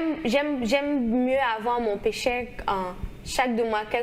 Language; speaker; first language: French; non-native, local second language; Haitian Creole